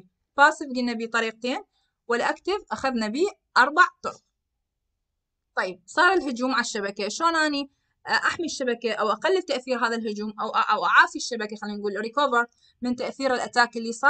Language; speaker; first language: Arabic; native; Arabic